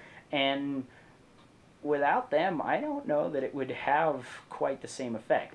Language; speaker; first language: English; native; English